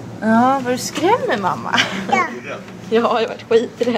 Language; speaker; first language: Swedish; native; Swedish